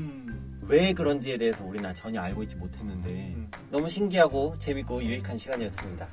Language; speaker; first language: Korean; native; Korean